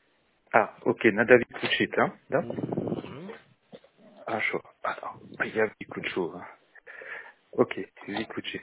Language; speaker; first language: Russian; non-native, learner; French